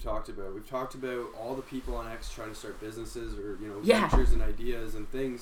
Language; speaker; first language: English; native; English